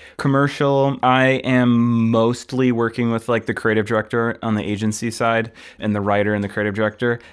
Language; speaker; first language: English; native; English